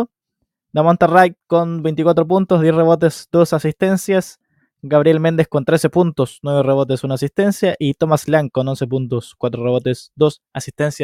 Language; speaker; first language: Spanish; native; Spanish